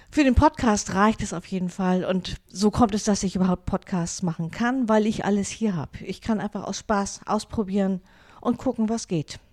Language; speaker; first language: German; non-native, local second language; Low German